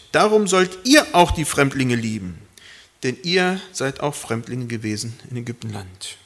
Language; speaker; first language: German; early bilingual, other home language; Spanish